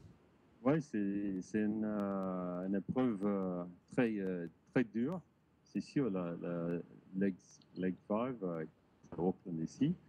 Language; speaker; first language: French; non-native, learner; English